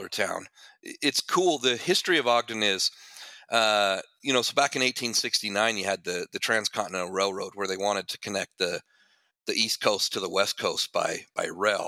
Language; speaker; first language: English; native; English